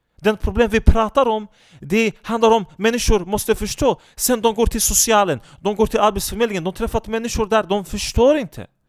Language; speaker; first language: Swedish; non-native, fluent; Turkish